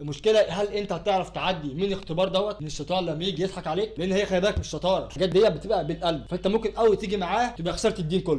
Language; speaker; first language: Arabic; native; Arabic